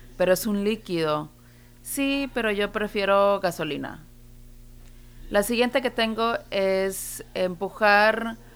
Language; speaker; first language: Spanish; non-native, fluent; English